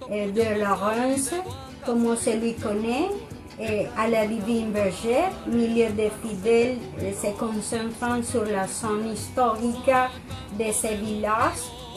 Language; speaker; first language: French; non-native, learner; Spanish